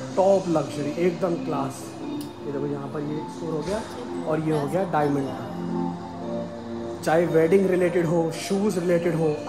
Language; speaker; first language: Hindi; non-native, local second language; Marathi